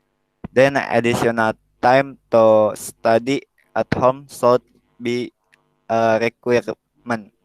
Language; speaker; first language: English; non-native, learner; Indonesian